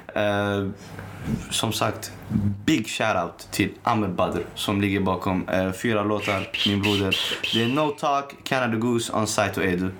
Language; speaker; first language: Swedish; early bilingual, other home language; Arabic